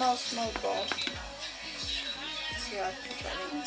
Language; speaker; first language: English; non-native, learner; Turkish